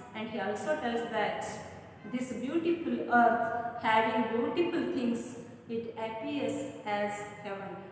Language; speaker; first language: English; non-native, local second language; Kannada